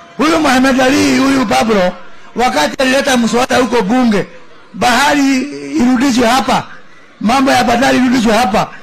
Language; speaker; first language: Swahili; non-native, local second language; Kikuyu